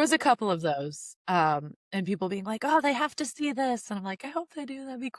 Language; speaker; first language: English; native; English